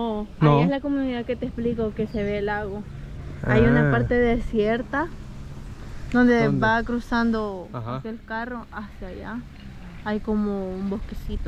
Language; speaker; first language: Spanish; native; Spanish